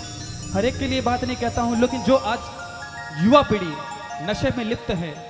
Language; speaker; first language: Hindi; native; Hindi